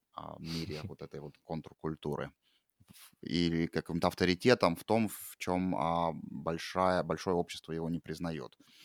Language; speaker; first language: Russian; native; Russian